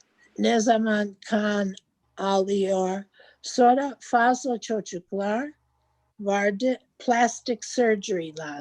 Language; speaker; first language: Turkish; non-native, learner; English